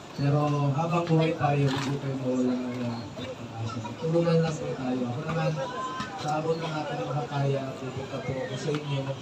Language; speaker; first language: Filipino; non-native, local second language; Cebuano